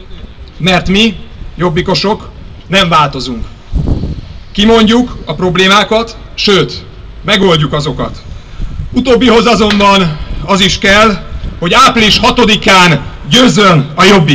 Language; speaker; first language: Hungarian; native; Hungarian